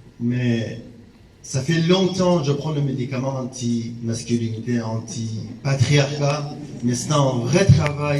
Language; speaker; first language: French; non-native, fluent; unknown